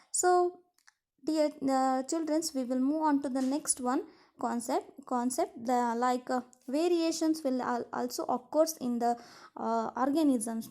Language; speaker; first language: English; non-native, local second language; Kannada